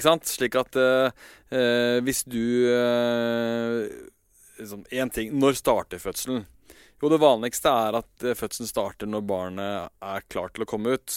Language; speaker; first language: Norwegian; native; Norwegian